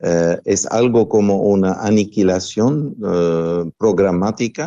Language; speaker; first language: Spanish; non-native, fluent; Arabic